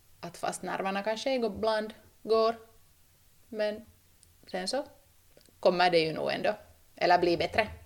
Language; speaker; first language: Swedish; native; Swedish